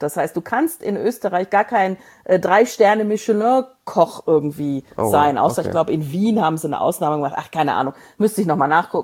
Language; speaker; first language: German; native; German